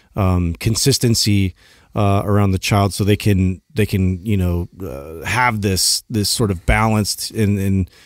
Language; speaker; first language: English; native; English